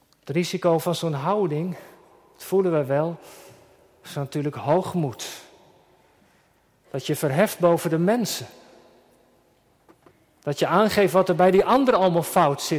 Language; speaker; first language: Dutch; native; Dutch